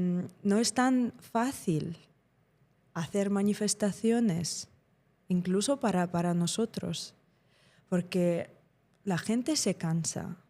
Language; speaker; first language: Spanish; non-native, fluent; Ukrainian